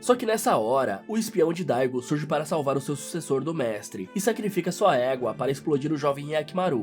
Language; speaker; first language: Portuguese; native; Portuguese